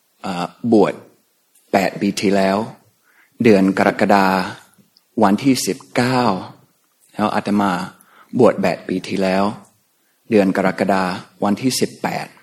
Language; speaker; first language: Thai; non-native, fluent; English